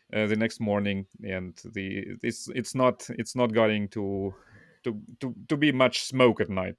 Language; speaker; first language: English; non-native, fluent; Russian